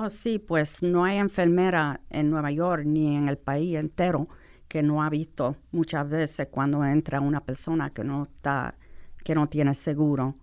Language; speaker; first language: Spanish; non-native, fluent; English